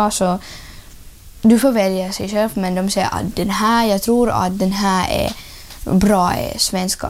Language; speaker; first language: Swedish; non-native, learner; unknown